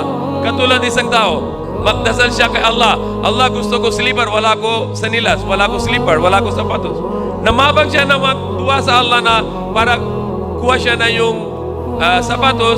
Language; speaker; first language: Filipino; non-native, learner; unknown